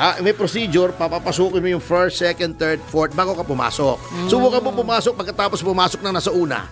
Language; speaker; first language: Filipino; native; Filipino